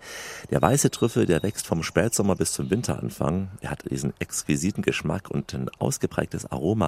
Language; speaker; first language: German; native; German